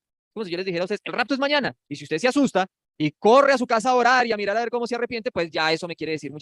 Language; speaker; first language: Spanish; native; Spanish